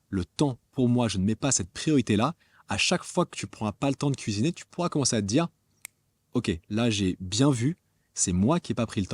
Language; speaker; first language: French; native; French